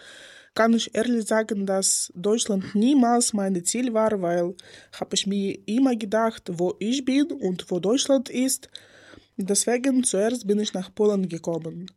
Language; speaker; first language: German; non-native, learner; Ukrainian